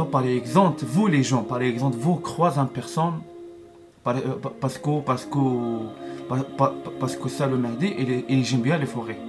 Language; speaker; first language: French; non-native, learner; Arabic